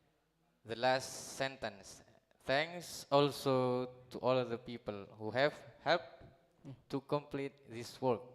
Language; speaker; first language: English; non-native, learner; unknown